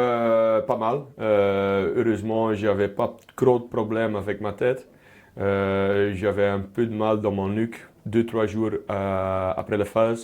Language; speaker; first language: French; non-native, local second language; Dutch